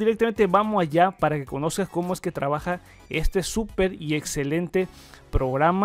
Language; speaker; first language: Spanish; native; Spanish